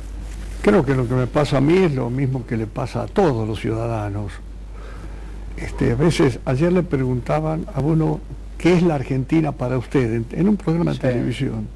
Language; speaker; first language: Spanish; native; Spanish